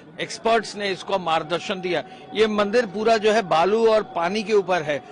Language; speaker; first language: Hindi; native; Hindi